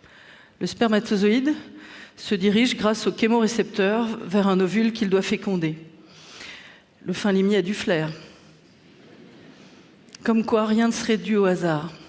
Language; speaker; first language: French; native; French